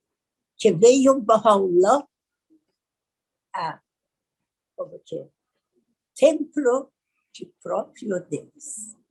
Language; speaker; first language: Portuguese; non-native, learner; Persian